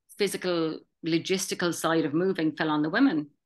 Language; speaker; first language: English; native; English